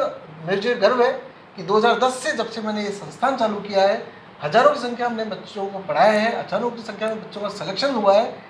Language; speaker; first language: Hindi; native; Hindi